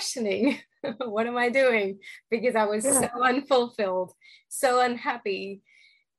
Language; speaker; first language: English; non-native, local second language; Hindi